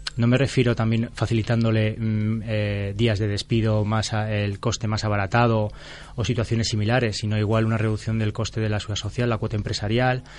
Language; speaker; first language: Spanish; native; Spanish